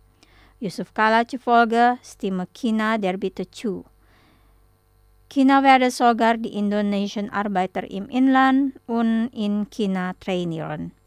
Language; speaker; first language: German; non-native, fluent; Indonesian